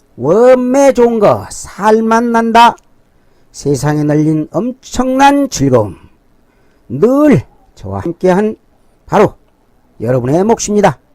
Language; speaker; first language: Korean; native; Korean